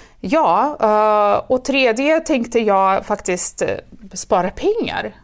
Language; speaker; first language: Swedish; non-native, fluent; Russian